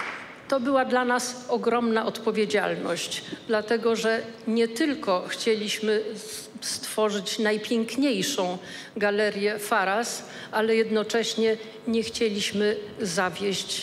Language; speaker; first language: Polish; native; Polish